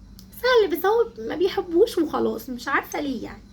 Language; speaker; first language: Arabic; native; Arabic